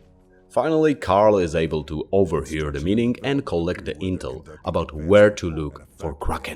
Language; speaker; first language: English; non-native, fluent; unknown